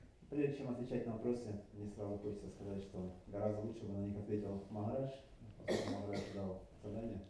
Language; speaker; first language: Russian; native; Russian